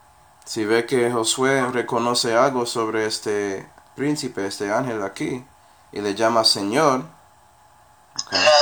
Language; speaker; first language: Spanish; non-native, fluent; English